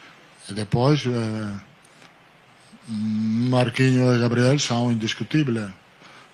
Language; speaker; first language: Portuguese; non-native, learner; Italian